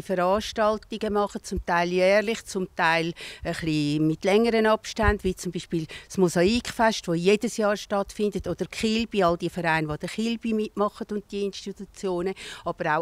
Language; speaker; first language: German; native; German